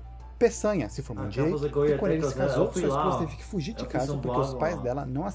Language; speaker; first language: Portuguese; native; Portuguese